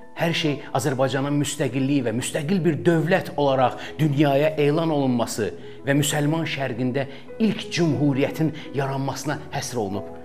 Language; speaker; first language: Azerbaijani; native; Azerbaijani